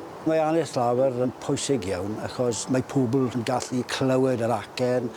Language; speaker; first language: Welsh; non-native, fluent; English